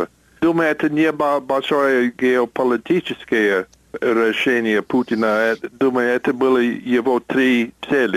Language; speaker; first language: Russian; non-native, fluent; English